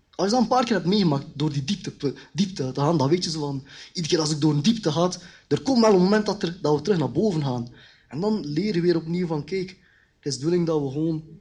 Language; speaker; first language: Dutch; early bilingual, other home language; Khmer